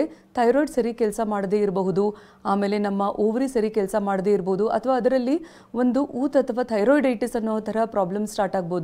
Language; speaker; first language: Kannada; native; Kannada